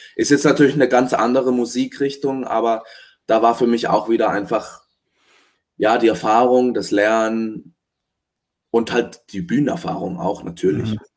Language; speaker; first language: German; early bilingual, other home language; Italian